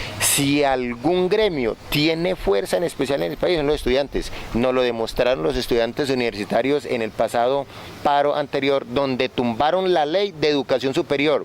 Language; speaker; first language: Spanish; native; Spanish